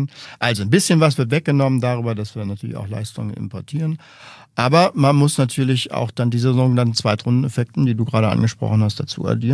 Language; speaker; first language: German; native; German